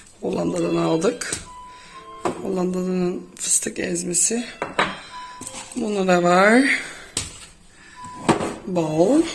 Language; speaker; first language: Turkish; non-native, fluent; Dutch